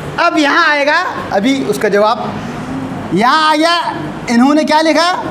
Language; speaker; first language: Urdu; native; Urdu